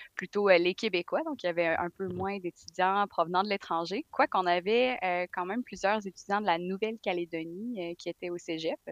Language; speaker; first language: French; native; French